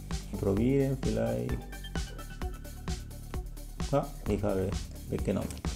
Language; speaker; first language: German; non-native, learner; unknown